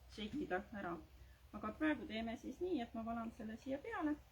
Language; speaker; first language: Estonian; native; Estonian